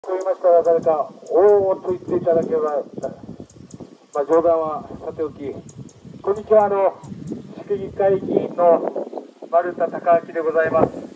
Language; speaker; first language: Japanese; native; Japanese